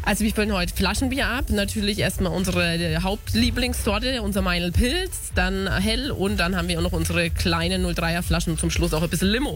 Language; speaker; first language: German; native; German